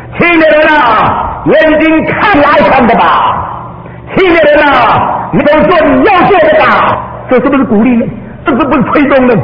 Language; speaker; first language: Chinese; early bilingual, heritage; Chinese